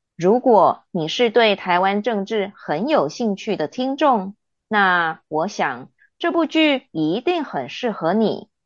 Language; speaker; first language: Chinese; native; Chinese